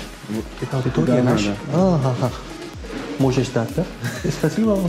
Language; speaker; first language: Russian; non-native, learner; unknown